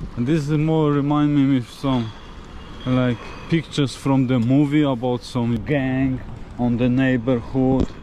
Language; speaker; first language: English; non-native, learner; Polish